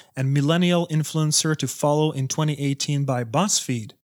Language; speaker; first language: English; non-native, fluent; Hungarian